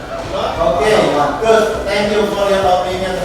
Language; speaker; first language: English; non-native, fluent; Indonesian